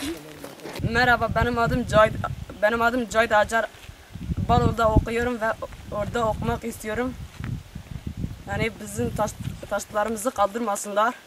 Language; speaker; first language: Turkish; non-native, local second language; Kurdish